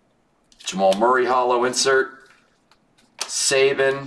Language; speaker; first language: English; native; English